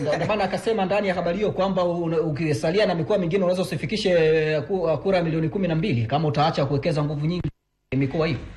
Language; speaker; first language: Swahili; native; Swahili